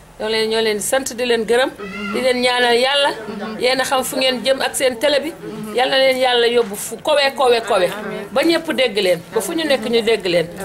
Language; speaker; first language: Wolof; non-native, local second language; Fula